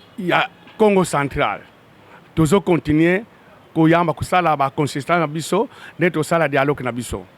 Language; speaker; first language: Lingala; non-native, local second language; Kongo